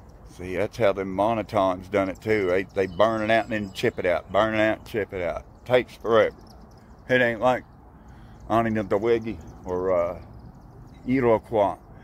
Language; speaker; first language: English; native; English